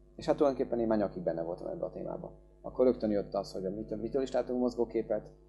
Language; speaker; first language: Hungarian; early bilingual, other home language; Polish